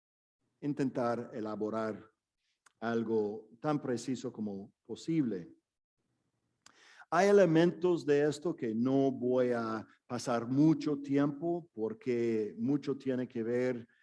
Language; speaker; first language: Spanish; non-native, fluent; English